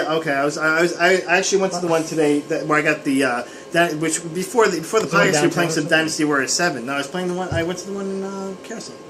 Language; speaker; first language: English; native; English